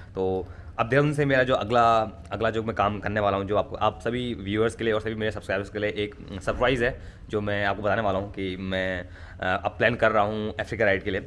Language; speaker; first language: Hindi; native; Hindi